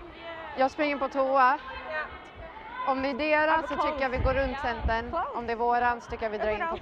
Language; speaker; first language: Swedish; native; Swedish